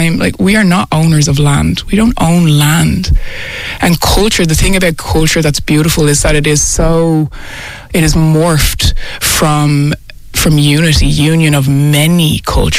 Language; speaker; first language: English; native; English